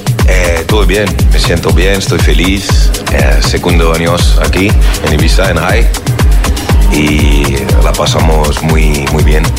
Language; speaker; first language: Spanish; non-native, learner; French